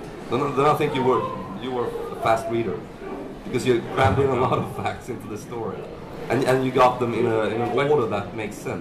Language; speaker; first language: English; non-native, fluent; Swedish